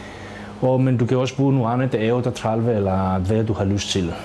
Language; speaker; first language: Danish; non-native, fluent; Greek